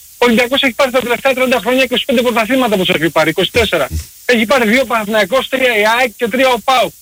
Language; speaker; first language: Greek; early bilingual, heritage; Greek